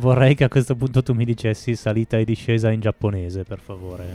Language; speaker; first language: Italian; native; Italian